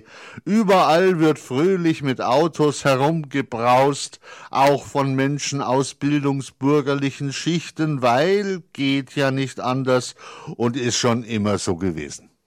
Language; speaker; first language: German; native; German